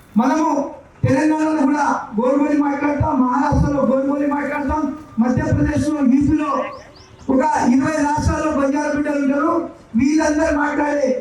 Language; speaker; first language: Telugu; non-native, local second language; Lambadi